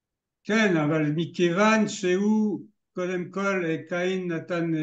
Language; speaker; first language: Hebrew; non-native, fluent; French